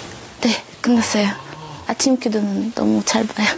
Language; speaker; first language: Korean; non-native, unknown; Arabic